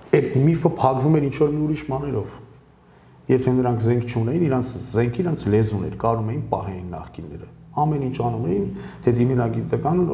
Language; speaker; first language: Armenian; early bilingual, heritage; Armenian